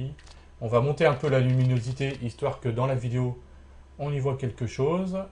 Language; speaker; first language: French; native; French